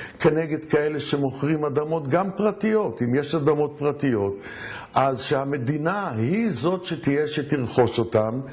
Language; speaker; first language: Hebrew; native; Hebrew